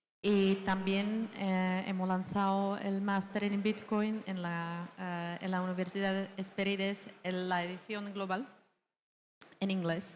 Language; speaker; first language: Spanish; non-native, fluent; Czech